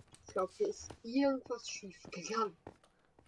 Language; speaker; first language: German; native; German